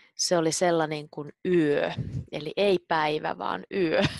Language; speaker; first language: Finnish; native; Finnish